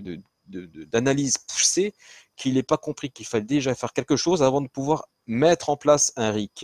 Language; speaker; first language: French; native; French